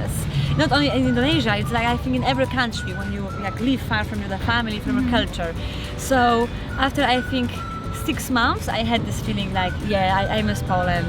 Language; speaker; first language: English; non-native, fluent; Polish